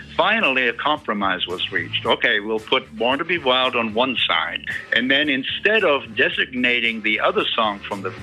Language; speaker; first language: English; early bilingual, other home language; German